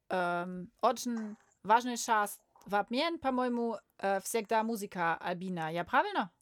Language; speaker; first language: Russian; non-native, learner; German